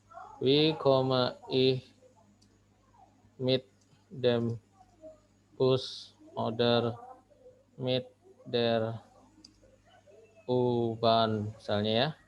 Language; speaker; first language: German; non-native, fluent; Indonesian